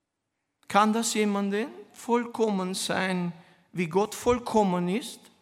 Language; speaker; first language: German; non-native, fluent; Romanian